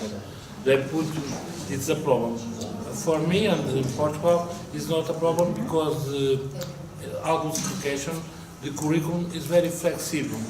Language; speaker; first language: English; non-native, fluent; Portuguese